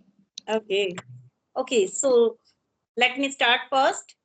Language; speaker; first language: English; non-native, local second language; Hindi